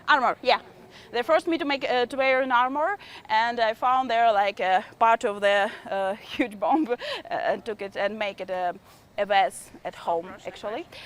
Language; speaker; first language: English; non-native, fluent; Ukrainian